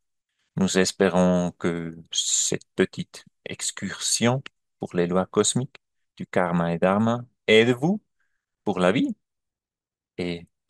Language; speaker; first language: French; non-native, learner; German